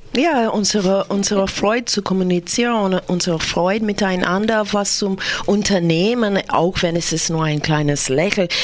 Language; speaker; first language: German; non-native, fluent; English